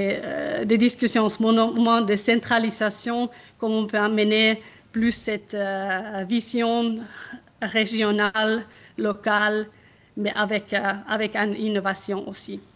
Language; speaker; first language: French; non-native, fluent; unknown